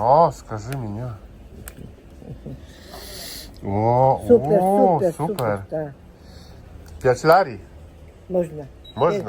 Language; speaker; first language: Russian; non-native, learner; Polish